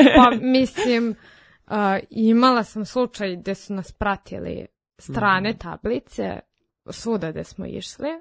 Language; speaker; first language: Serbian; non-native, local second language; Rusyn